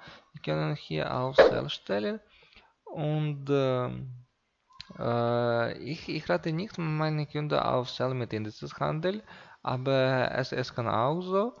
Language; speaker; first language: German; non-native, learner; Russian